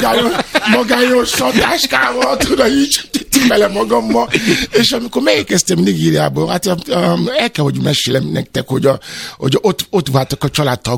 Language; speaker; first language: Hungarian; non-native, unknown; Yoruba